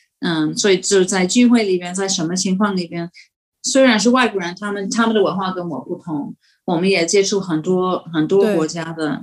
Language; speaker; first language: Chinese; non-native, fluent; English